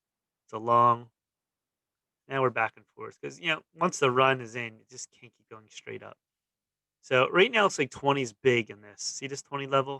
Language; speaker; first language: English; native; English